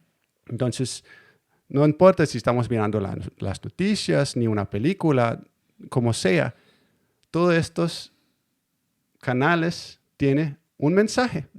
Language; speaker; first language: Spanish; non-native, learner; Danish